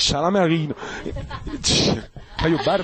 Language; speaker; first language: Italian; native; Italian